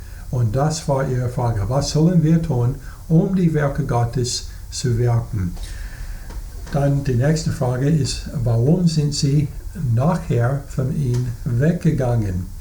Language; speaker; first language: German; non-native, fluent; English